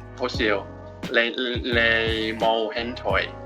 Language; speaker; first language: Cantonese; non-native, learner; English